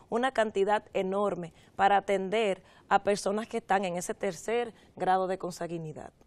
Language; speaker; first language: Spanish; native; Spanish